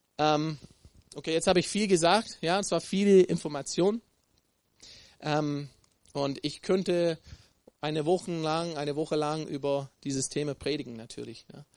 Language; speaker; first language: German; non-native, fluent; English